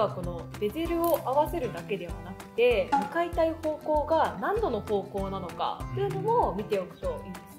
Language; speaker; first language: Japanese; native; Japanese